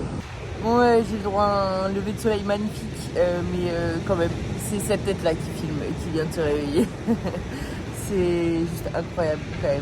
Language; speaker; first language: French; native; French